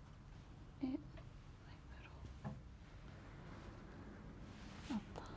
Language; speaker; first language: Japanese; native; Japanese